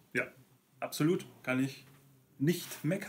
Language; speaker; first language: German; native; German